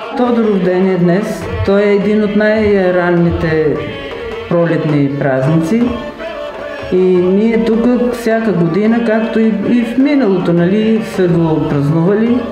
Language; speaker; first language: Bulgarian; native; Bulgarian